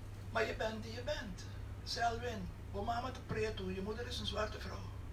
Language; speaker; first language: Dutch; non-native, local second language; Papiamento